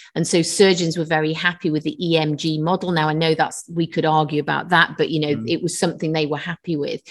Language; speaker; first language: English; native; English